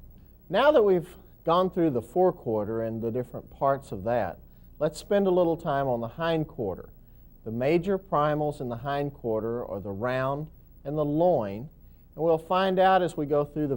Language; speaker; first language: English; native; English